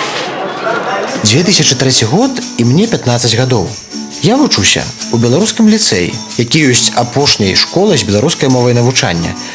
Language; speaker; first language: Belarusian; native; Belarusian